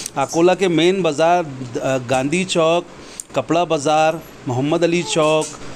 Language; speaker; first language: Hindi; native; Hindi